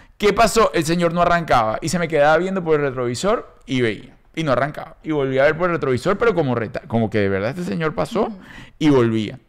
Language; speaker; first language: Spanish; native; Spanish